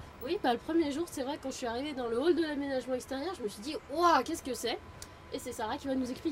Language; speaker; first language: French; native; French